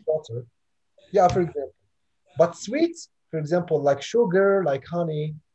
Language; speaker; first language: English; non-native, fluent; Arabic